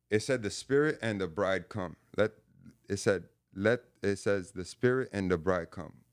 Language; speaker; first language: English; native; English